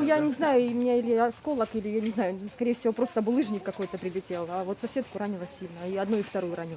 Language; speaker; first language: Russian; native; Russian